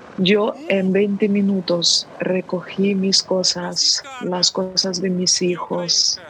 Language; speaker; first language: Spanish; non-native, fluent; Ukrainian